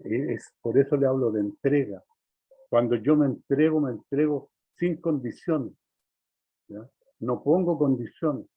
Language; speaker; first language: Spanish; native; Spanish